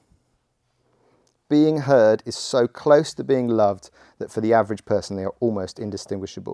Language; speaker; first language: English; native; English